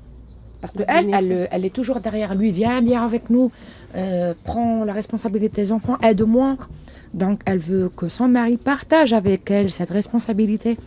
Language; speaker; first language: French; non-native, local second language; Arabic